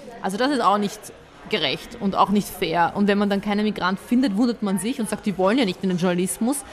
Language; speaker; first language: German; early bilingual, other home language; Bosnian